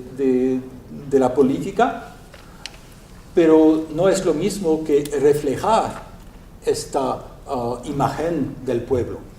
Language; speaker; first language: Spanish; non-native, learner; French